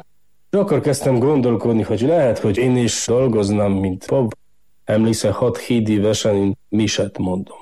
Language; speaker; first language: Hungarian; non-native, fluent; Polish